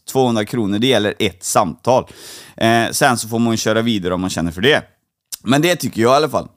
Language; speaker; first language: Swedish; native; Swedish